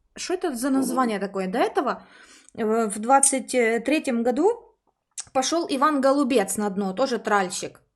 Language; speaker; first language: Russian; native; Russian